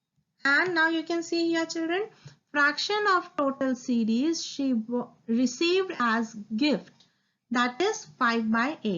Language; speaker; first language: English; non-native, local second language; Hindi